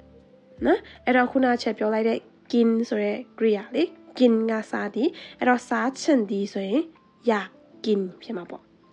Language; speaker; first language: Burmese; native; Burmese